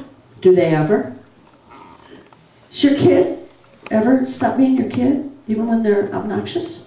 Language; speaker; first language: English; native; English